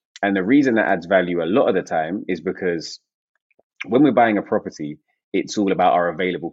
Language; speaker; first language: English; native; English